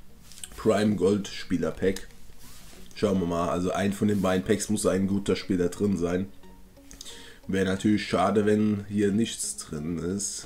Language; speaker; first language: German; native; German